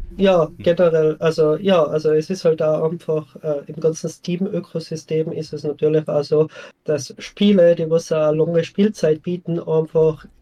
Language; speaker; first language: German; native; German